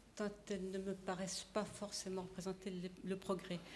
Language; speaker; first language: French; non-native, local second language; Arabic